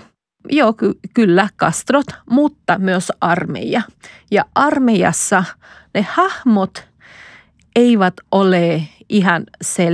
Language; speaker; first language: Finnish; non-native, fluent; Spanish